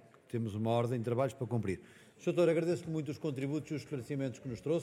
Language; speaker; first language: Portuguese; native; Portuguese